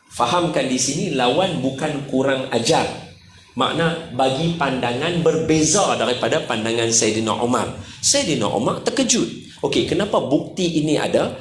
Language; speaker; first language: Malay; native; Malay